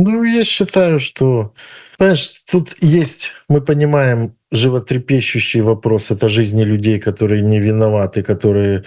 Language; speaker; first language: Russian; native; Russian